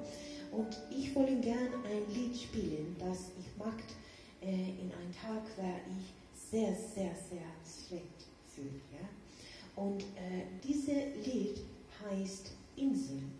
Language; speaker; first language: German; non-native, learner; Danish